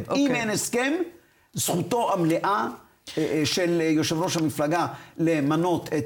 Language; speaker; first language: Hebrew; early bilingual, other home language; Arabic